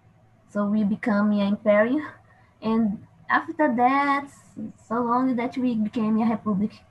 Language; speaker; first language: English; non-native, learner; Portuguese